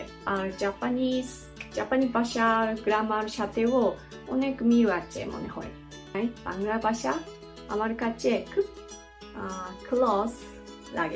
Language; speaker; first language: Bangla; non-native, learner; Japanese